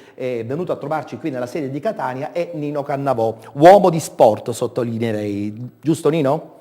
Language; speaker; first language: Italian; native; Italian